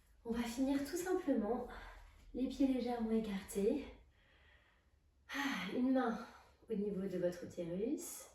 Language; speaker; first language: French; native; French